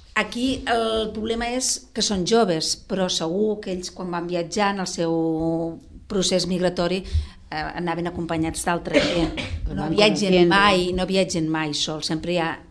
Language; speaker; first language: Catalan; non-native, local second language; Spanish